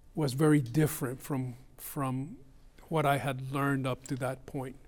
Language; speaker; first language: English; early bilingual, other home language; Spanish